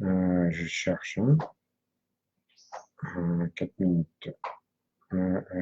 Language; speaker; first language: French; native; French